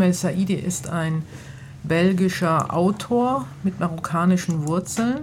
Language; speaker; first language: German; native; German